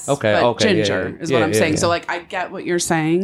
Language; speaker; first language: English; native; English